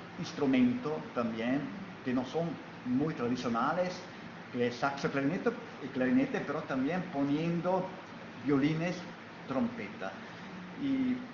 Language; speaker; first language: Spanish; non-native, fluent; Italian